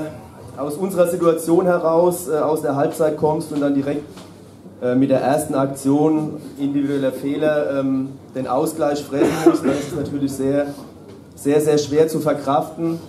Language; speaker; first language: German; native; German